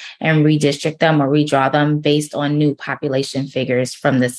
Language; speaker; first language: English; native; English